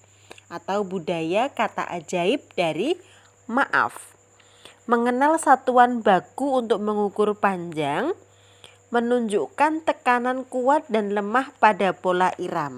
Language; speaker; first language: Indonesian; native; Indonesian